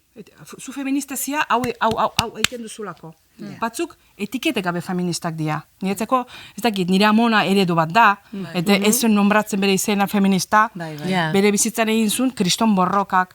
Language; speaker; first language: Basque; non-native, fluent; Azerbaijani